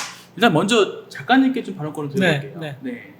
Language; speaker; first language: Korean; native; Korean